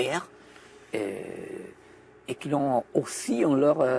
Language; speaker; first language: French; non-native, fluent; Italian